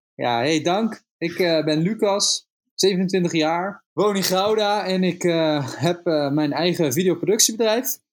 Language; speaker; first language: Dutch; native; Dutch